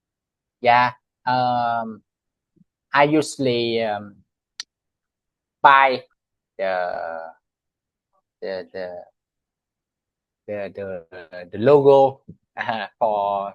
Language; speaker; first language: English; non-native, learner; Vietnamese